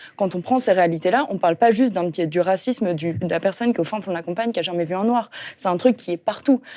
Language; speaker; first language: French; native; French